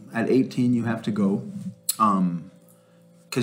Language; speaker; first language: English; native; English